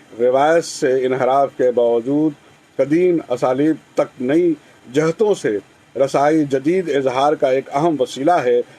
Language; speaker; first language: Urdu; native; Urdu